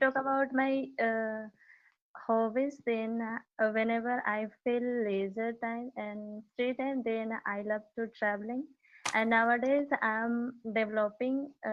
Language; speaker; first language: English; non-native, learner; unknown